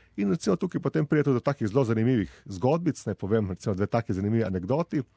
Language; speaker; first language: Slovenian; native; Slovenian